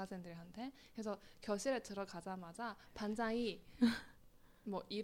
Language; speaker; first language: Korean; non-native, fluent; Chinese